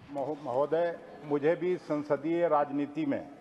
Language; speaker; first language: Hindi; native; Hindi